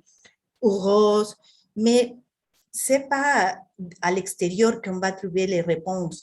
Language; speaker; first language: French; non-native, fluent; Spanish